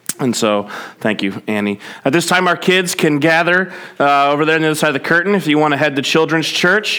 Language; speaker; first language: English; native; English